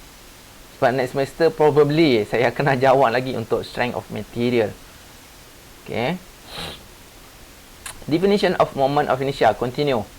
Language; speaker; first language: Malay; native; Malay